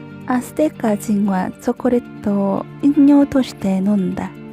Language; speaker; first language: Japanese; non-native, learner; Korean